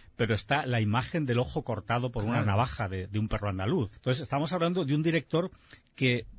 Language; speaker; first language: Spanish; native; Spanish